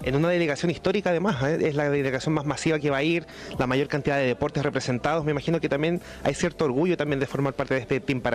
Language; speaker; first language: Spanish; native; Spanish